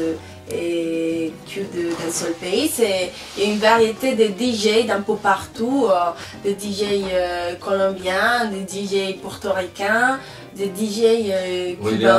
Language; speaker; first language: French; non-native, fluent; Spanish